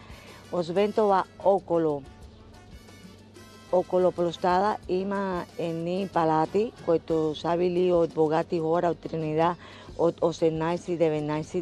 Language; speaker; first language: Bulgarian; non-native, fluent; Spanish